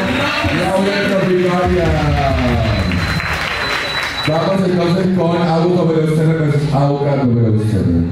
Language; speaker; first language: Spanish; native; Spanish